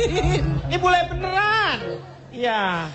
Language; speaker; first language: Indonesian; native; Indonesian